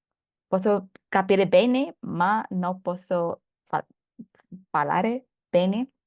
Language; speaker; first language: Italian; non-native, learner; Thai